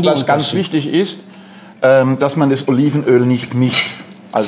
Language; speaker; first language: German; native; German